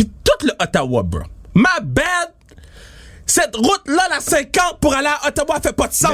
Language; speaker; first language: French; native; French